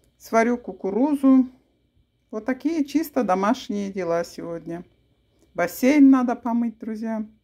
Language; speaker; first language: Russian; non-native, local second language; Avaric